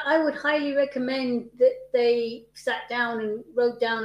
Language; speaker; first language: English; native; English